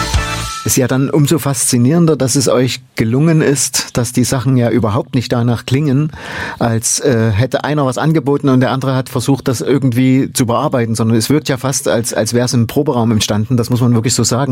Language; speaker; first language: German; native; German